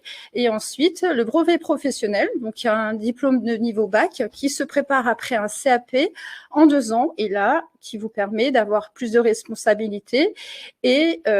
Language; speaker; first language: French; native; French